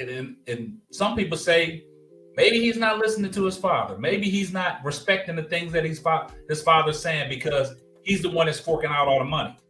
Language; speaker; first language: English; native; English